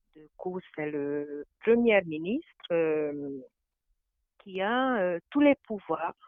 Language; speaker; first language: French; non-native, fluent; Hungarian